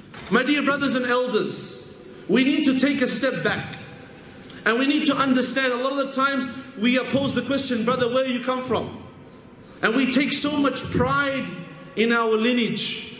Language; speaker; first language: English; native; English